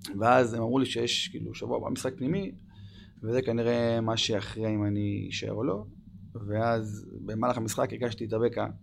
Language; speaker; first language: Hebrew; early bilingual, other home language; English